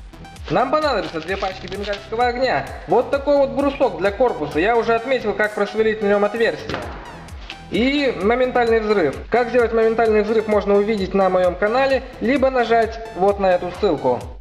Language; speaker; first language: Russian; native; Russian